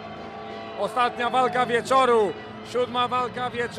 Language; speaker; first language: Polish; native; Polish